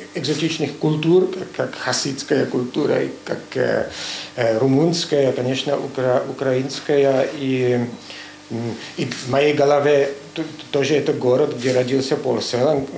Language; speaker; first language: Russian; non-native, learner; Czech